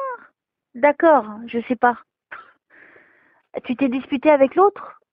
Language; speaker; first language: French; native; French